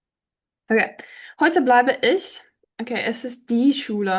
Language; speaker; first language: German; non-native, fluent; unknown